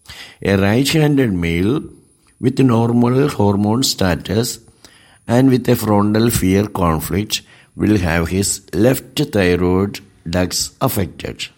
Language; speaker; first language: English; non-native, local second language; Malayalam